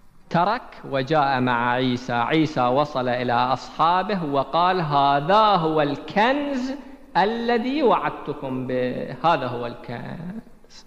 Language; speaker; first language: Arabic; native; Arabic